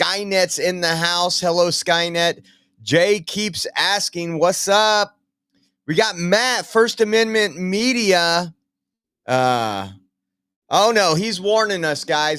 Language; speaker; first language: English; native; English